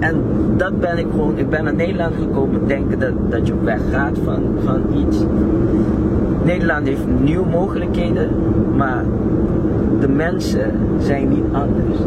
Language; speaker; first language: Dutch; non-native, local second language; Papiamento